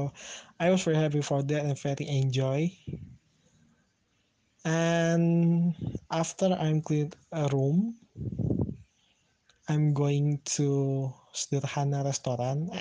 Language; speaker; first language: English; non-native, learner; Indonesian